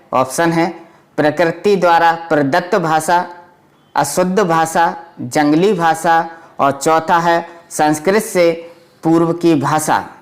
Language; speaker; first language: Hindi; native; Hindi